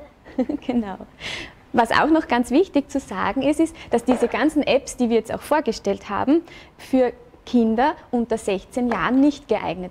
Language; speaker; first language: German; native; German